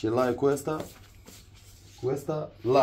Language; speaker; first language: Italian; non-native, learner; Arabic